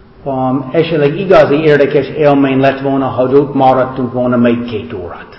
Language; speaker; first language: Hungarian; non-native, fluent; English